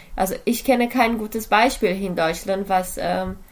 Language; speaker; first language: German; non-native, fluent; Portuguese